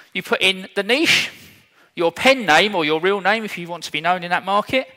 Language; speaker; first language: English; native; English